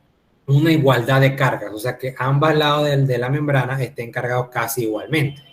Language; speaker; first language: Spanish; native; Spanish